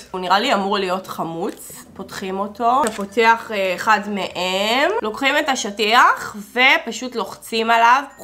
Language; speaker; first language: Hebrew; native; Hebrew